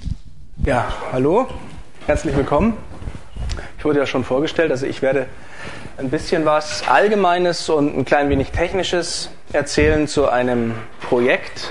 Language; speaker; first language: German; native; German